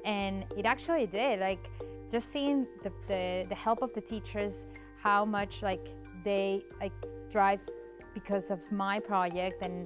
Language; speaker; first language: English; non-native, fluent; Spanish